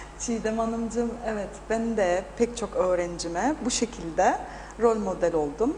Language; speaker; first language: Turkish; native; Turkish